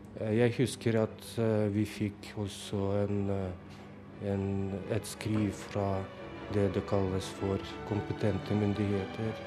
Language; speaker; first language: Norwegian; non-native, fluent; Russian